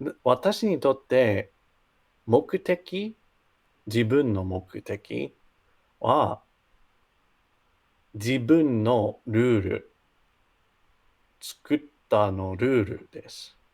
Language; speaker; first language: Japanese; non-native, learner; English